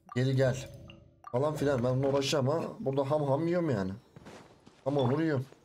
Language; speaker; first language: Turkish; native; Turkish